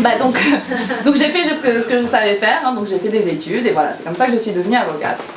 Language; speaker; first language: French; early bilingual, other home language; Korean